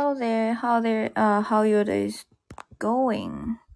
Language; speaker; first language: English; non-native, learner; Japanese